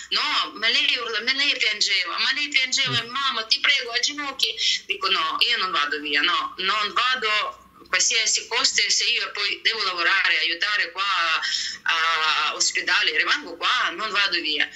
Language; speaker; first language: Italian; non-native, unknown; Russian